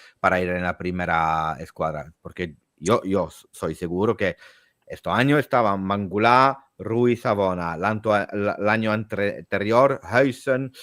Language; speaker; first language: Spanish; non-native, fluent; Italian